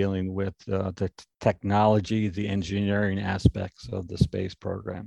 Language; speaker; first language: English; native; English